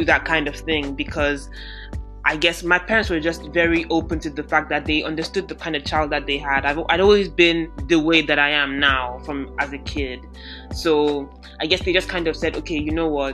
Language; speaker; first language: English; non-native, local second language; Yoruba